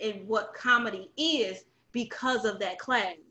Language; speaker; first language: English; native; English